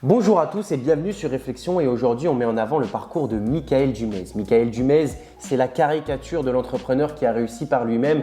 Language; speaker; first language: French; native; French